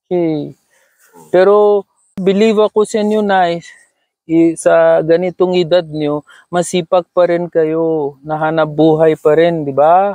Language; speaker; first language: Filipino; non-native, learner; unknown